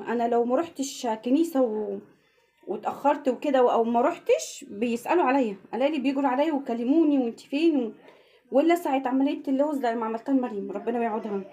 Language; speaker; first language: Arabic; native; Arabic